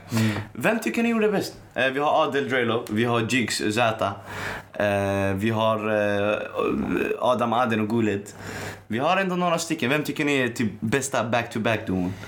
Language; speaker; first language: Swedish; early bilingual, other home language; Arabic